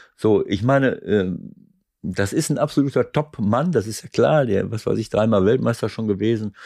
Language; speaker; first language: German; native; German